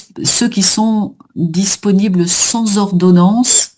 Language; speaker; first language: French; native; French